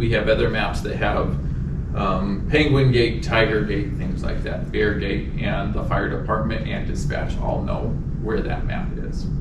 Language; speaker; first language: English; native; English